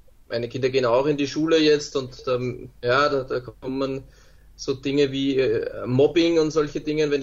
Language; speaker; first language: German; native; German